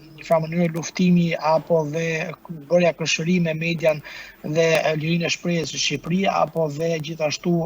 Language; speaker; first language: Albanian; native; Albanian